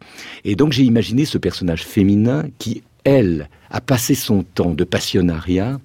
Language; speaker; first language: French; native; French